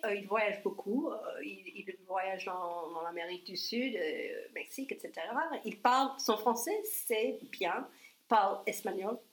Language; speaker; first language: French; non-native, fluent; English